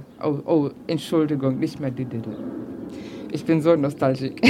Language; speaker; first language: German; early bilingual, other home language; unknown